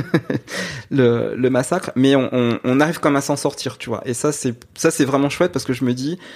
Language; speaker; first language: French; native; French